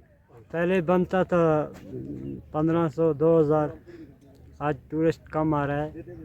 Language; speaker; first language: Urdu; non-native, local second language; Kashmiri